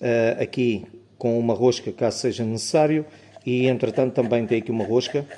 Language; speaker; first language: Portuguese; native; Portuguese